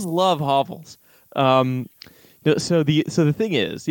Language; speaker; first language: English; native; English